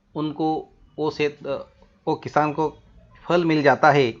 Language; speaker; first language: Hindi; non-native, local second language; Marathi